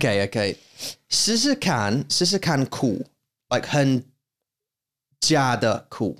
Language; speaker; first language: Chinese; non-native, learner; English